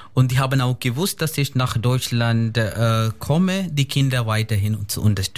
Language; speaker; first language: German; non-native, fluent; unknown